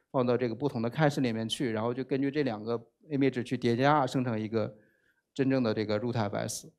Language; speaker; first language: Chinese; native; Chinese